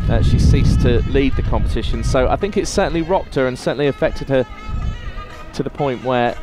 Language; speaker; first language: English; native; English